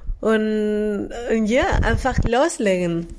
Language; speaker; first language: German; non-native, fluent; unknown